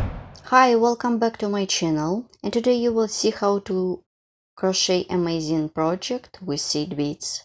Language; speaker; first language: English; non-native, fluent; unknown